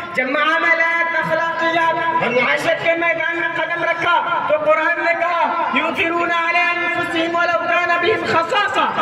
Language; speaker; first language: Urdu; native; Urdu